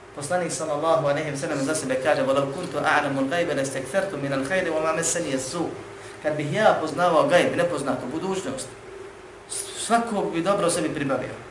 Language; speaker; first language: Bosnian; native; Bosnian